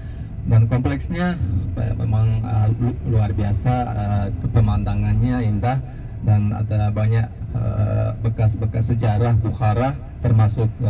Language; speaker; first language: Indonesian; non-native, fluent; Uzbek